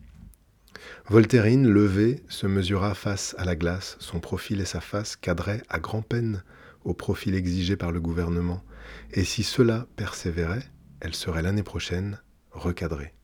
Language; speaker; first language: French; native; French